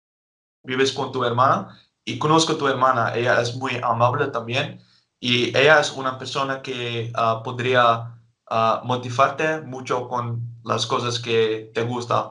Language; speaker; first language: Spanish; non-native, learner; Dutch